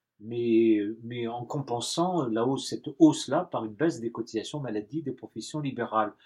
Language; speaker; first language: French; native; French